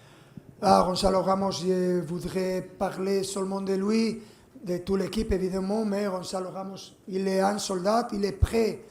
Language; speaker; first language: French; non-native, fluent; Spanish